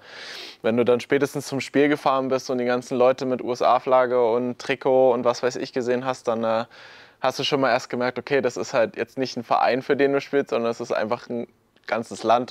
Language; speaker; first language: German; native; German